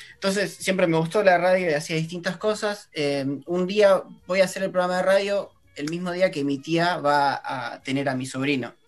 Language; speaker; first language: Spanish; native; Spanish